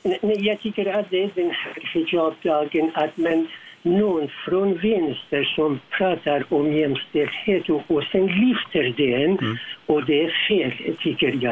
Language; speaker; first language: Swedish; non-native, learner; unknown